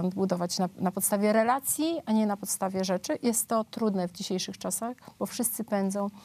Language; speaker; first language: Polish; native; Polish